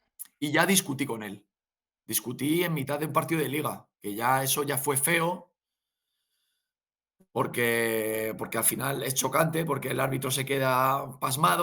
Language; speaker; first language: Spanish; native; Spanish